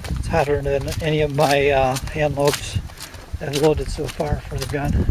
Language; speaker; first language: English; native; English